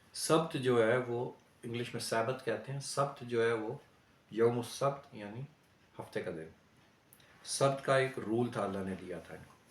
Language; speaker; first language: Urdu; native; Urdu